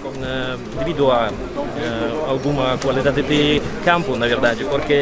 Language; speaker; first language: Portuguese; non-native, fluent; Russian